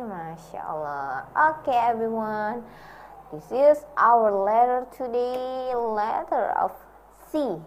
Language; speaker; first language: English; non-native, learner; Indonesian